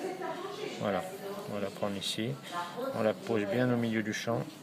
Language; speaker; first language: French; native; French